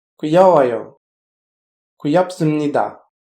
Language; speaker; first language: Korean; non-native, fluent; French